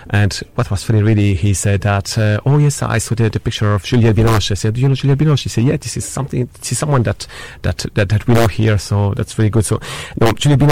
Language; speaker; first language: English; non-native, fluent; French